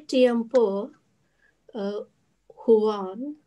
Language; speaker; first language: Spanish; non-native, learner; English